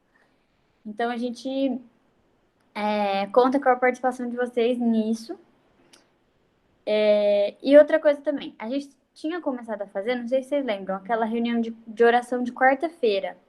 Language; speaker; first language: Portuguese; native; Portuguese